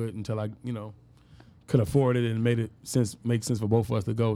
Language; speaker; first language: English; native; English